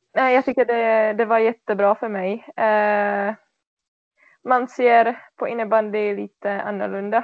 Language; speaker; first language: Swedish; non-native, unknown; Czech